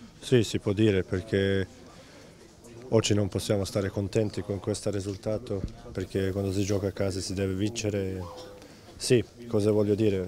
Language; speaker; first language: Italian; non-native, fluent; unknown